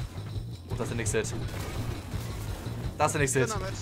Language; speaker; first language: German; native; German